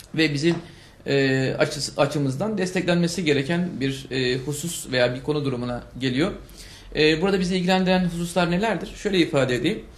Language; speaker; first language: Turkish; native; Turkish